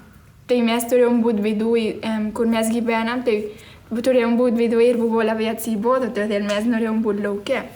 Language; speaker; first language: Lithuanian; early bilingual, heritage; Spanish